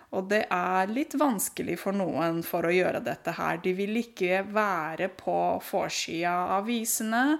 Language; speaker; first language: Norwegian; non-native, fluent; Romanian